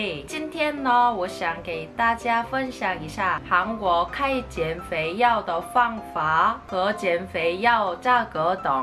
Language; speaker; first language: Chinese; non-native, fluent; Korean